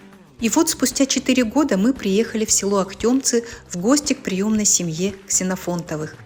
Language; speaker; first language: Russian; native; Russian